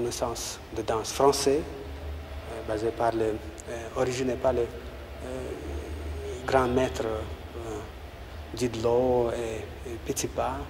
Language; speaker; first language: French; non-native, learner; Russian